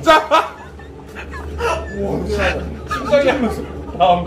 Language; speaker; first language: Korean; native; Korean